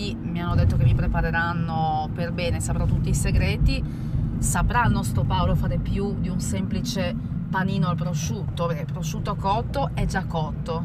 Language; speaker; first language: Italian; native; Italian